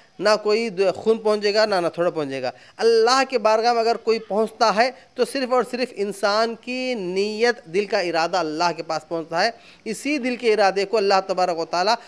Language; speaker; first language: Hindi; non-native, local second language; Urdu